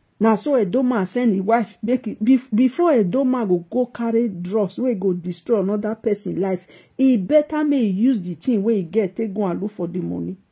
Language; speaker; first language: Nigerian Pidgin; native; Nigerian Pidgin